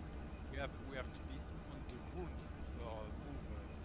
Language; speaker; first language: English; non-native, learner; French